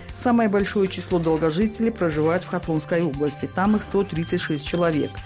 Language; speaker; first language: Russian; non-native, local second language; Tajik